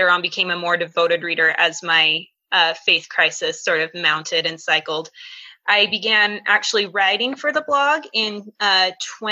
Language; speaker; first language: English; native; English